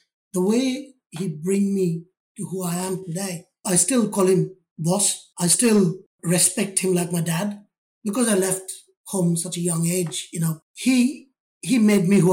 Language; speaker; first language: English; non-native, local second language; Bangla